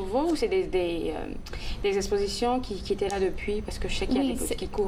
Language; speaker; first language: French; native; French